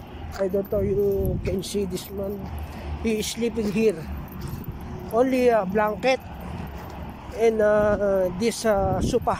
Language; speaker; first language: English; non-native, local second language; Filipino